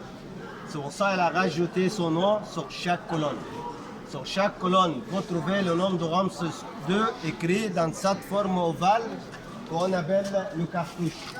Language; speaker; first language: French; non-native, fluent; Arabic